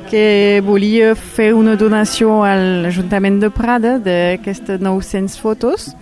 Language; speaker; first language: Catalan; non-native, local second language; French